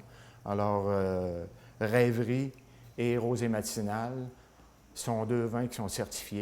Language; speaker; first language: French; native; French